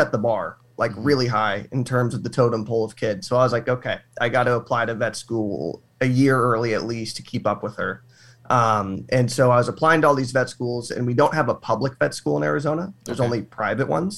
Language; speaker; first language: English; native; English